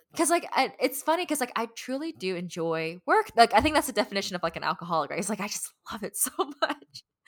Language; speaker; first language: English; early bilingual, other home language; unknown